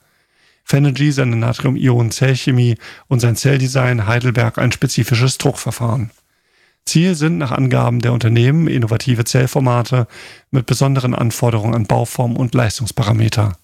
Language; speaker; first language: German; native; German